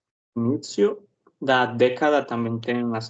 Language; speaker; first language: Portuguese; non-native, learner; Spanish